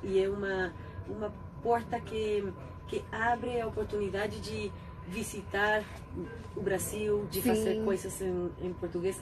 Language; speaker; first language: Portuguese; non-native, fluent; Spanish